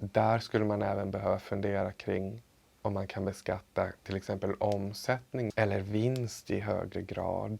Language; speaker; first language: Swedish; native; Swedish